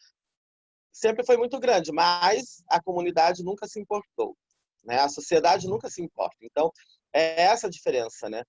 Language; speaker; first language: Portuguese; native; Portuguese